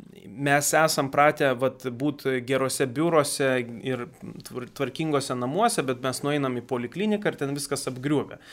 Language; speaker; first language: Lithuanian; native; Lithuanian